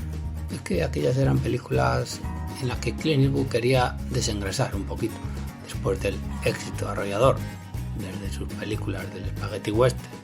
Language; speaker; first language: Spanish; native; Spanish